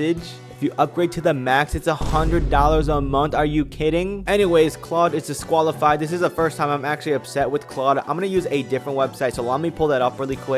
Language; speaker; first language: English; native; English